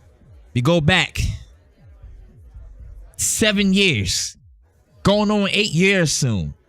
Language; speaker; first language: English; native; English